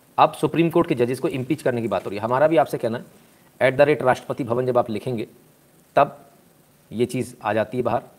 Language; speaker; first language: Hindi; native; Hindi